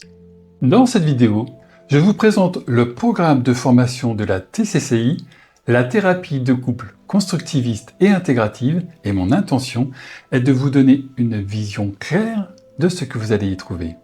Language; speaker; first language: French; native; French